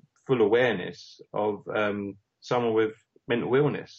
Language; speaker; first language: English; native; English